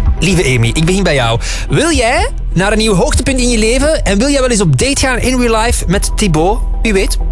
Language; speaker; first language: Dutch; native; Dutch